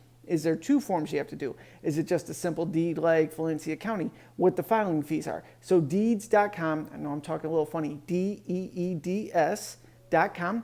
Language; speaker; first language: English; native; English